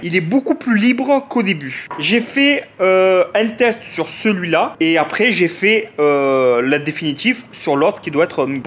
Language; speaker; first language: French; native; French